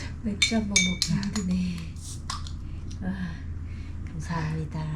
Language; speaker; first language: Korean; native; Korean